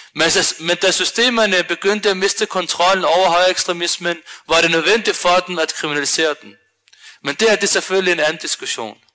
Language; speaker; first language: Danish; early bilingual, other home language; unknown